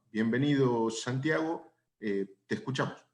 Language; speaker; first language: Spanish; native; Spanish